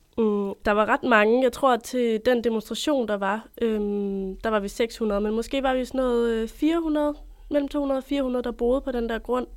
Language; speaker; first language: Danish; native; Danish